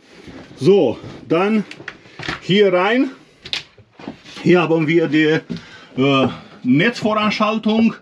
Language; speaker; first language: German; non-native, learner; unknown